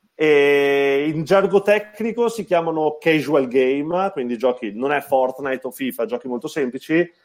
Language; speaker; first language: Italian; native; Italian